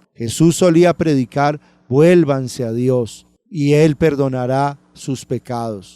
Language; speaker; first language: Spanish; native; Spanish